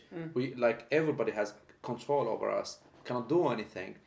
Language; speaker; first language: English; non-native, fluent; Arabic